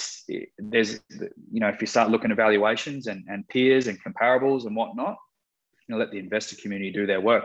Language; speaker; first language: English; native; English